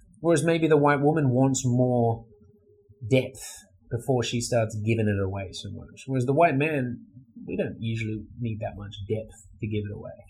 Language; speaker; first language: English; native; English